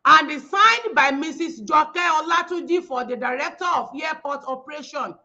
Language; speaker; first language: English; non-native, local second language; Yoruba